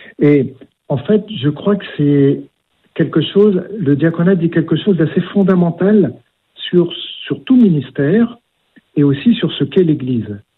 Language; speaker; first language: French; native; French